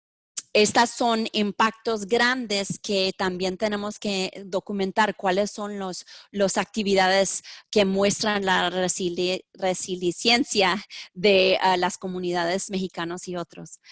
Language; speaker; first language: Spanish; early bilingual, heritage; Spanish